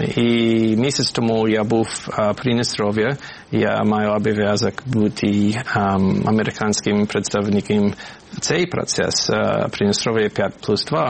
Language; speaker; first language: Ukrainian; non-native, fluent; English